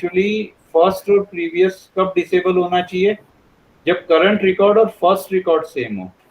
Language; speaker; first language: Hindi; native; Hindi